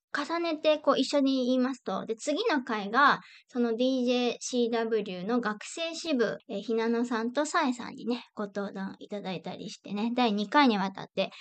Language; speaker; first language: Japanese; native; Japanese